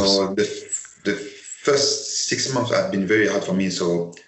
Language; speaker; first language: English; non-native, fluent; French